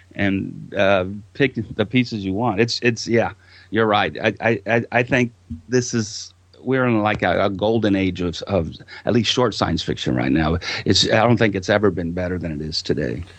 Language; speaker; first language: English; native; English